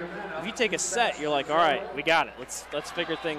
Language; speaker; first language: English; native; English